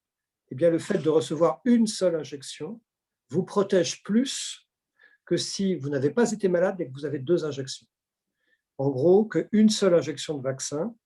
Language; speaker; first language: French; native; French